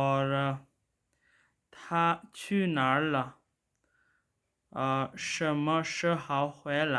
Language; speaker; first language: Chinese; non-native, fluent; Urdu